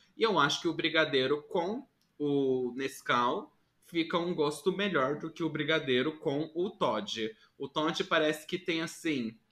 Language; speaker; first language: Portuguese; early bilingual, heritage; Portuguese